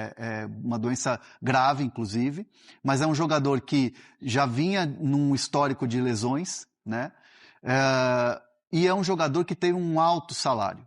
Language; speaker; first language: Portuguese; native; Portuguese